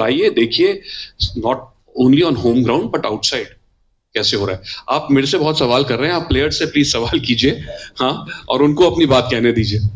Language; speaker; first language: Hindi; native; Hindi